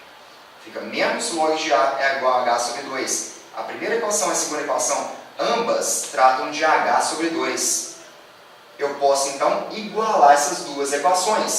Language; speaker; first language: Portuguese; native; Portuguese